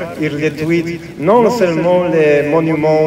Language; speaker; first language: French; non-native, fluent; Polish